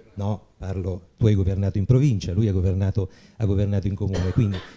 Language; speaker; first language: Italian; native; Italian